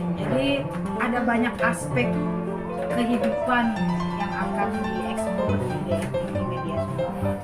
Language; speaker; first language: Indonesian; native; Indonesian